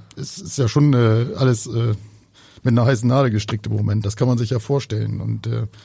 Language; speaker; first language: German; native; German